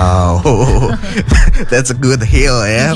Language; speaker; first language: English; non-native, learner; Indonesian